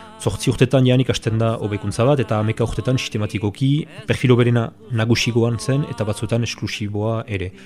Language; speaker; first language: Basque; native; Basque